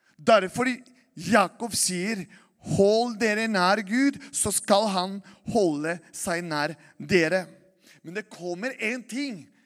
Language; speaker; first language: Norwegian; non-native, fluent; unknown